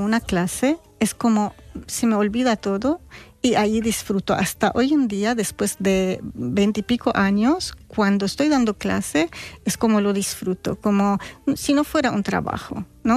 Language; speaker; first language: Spanish; non-native, fluent; Arabic